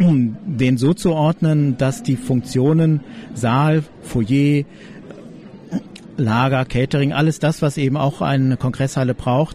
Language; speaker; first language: German; native; German